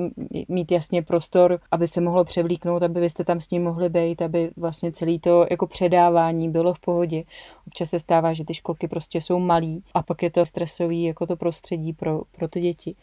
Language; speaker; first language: Czech; native; Czech